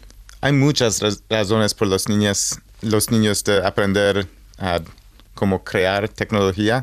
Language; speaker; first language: Spanish; non-native, learner; English